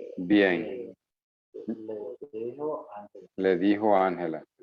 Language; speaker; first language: Spanish; non-native, fluent; English